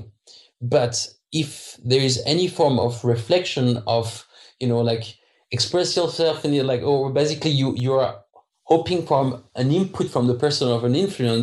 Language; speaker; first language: English; non-native, fluent; French